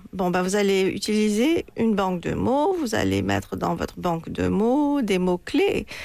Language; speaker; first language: French; non-native, local second language; Morisyen